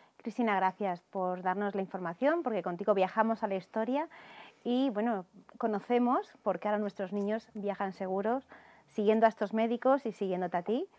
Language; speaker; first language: Spanish; native; Spanish